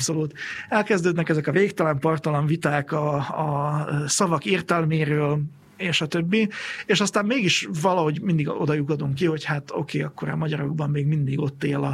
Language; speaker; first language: Hungarian; native; Hungarian